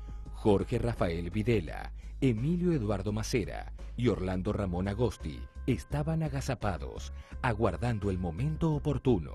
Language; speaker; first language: Spanish; native; Spanish